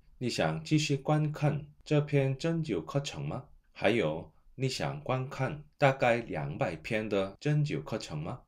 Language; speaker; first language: Chinese; non-native, fluent; Korean